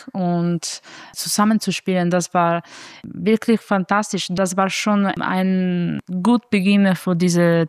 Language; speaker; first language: German; non-native, fluent; Italian